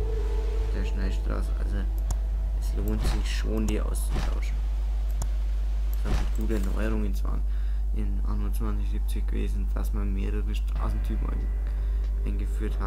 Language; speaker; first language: German; native; German